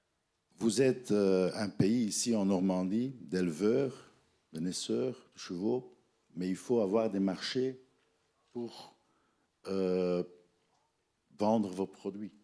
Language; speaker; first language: French; non-native, fluent; Dutch